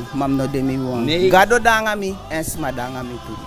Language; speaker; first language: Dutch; non-native, local second language; Sranan Tongo